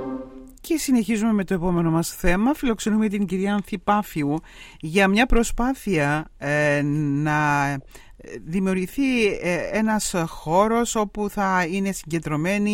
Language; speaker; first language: Greek; native; Greek